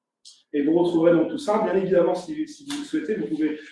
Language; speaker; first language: French; native; French